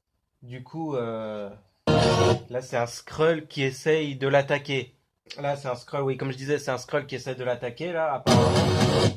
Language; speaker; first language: French; native; French